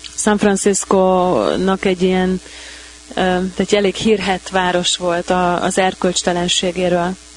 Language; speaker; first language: Hungarian; native; Hungarian